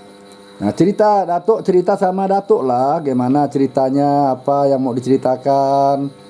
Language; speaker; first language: Indonesian; native; Indonesian